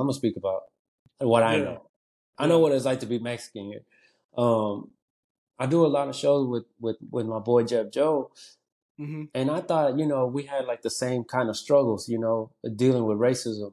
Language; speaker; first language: English; early bilingual, other home language; Spanish